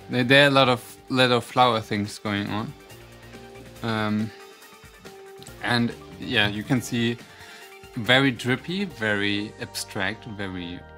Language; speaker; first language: English; non-native, fluent; German